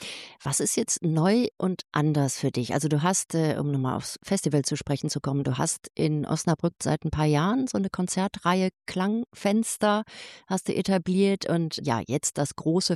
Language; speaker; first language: German; native; German